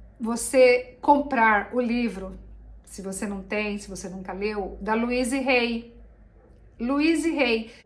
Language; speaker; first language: Portuguese; native; Portuguese